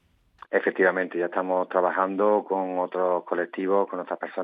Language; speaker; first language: Spanish; native; Spanish